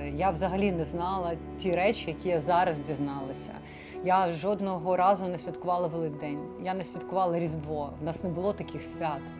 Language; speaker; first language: Ukrainian; non-native, local second language; Russian